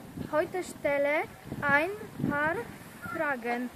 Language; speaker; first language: German; non-native, learner; Polish